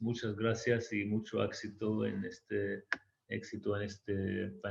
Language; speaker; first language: Spanish; non-native, fluent; Hebrew